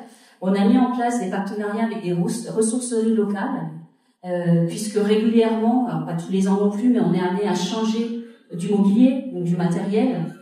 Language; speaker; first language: French; native; French